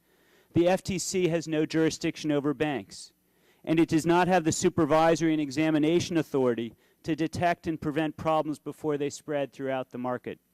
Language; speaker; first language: English; native; English